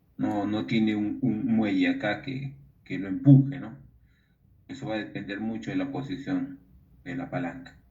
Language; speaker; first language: Spanish; native; Spanish